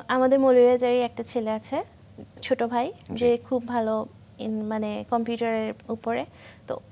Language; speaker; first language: Bangla; native; Bangla